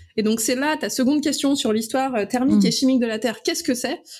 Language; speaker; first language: French; native; French